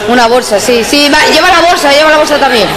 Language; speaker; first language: Spanish; native; Spanish